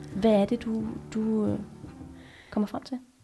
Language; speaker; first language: Danish; native; Danish